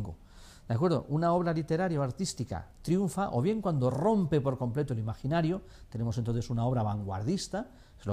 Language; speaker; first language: Spanish; native; Spanish